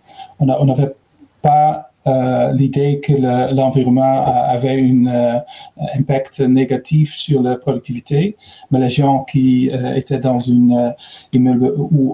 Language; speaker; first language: French; non-native, learner; Dutch